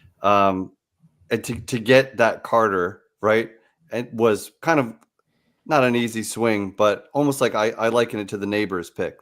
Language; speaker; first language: English; native; English